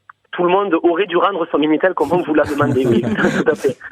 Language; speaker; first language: French; native; French